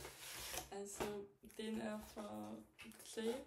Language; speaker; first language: Danish; non-native, learner; German